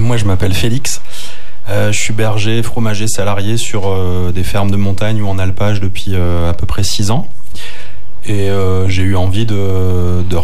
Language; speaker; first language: French; native; French